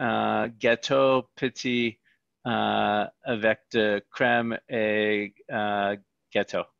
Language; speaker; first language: French; non-native, learner; English